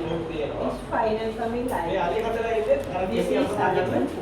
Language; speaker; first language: English; non-native, learner; Sinhala